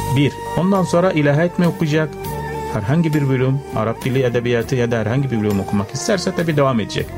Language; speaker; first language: Turkish; non-native, fluent; Arabic